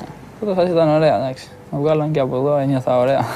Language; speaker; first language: Greek; non-native, fluent; Albanian